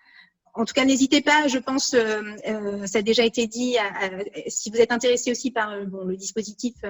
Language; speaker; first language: French; native; French